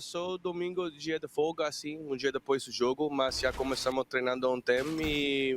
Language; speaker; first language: Portuguese; non-native, fluent; Spanish